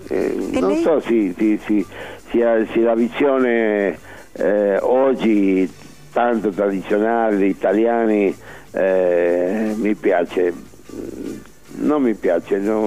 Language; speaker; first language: Italian; early bilingual, heritage; Spanish